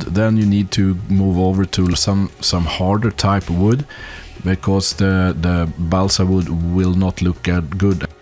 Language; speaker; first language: English; non-native, fluent; Swedish